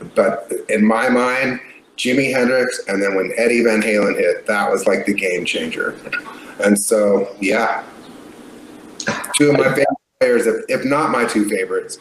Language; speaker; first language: English; native; English